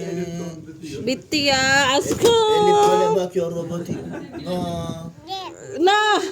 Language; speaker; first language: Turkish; non-native, learner; Indonesian